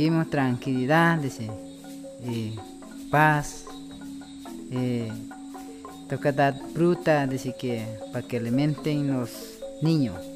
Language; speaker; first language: Spanish; non-native, local second language; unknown